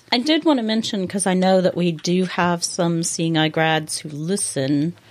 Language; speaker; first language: English; native; English